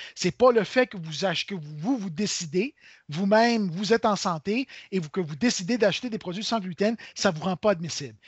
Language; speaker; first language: French; native; French